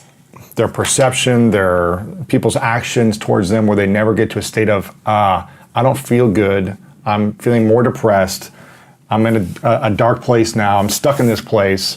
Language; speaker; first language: English; native; English